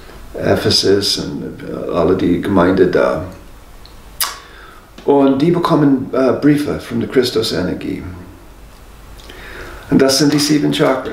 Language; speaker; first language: German; non-native, fluent; English